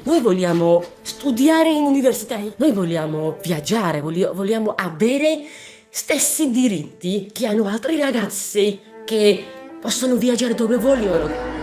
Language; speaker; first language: Italian; non-native, learner; Georgian